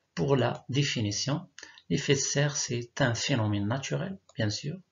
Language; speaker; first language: French; non-native, local second language; Arabic